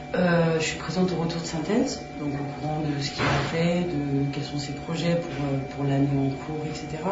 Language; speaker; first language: French; native; French